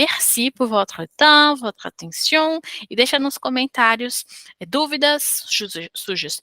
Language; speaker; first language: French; non-native, fluent; Portuguese